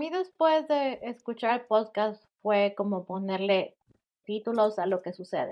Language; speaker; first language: Spanish; native; Spanish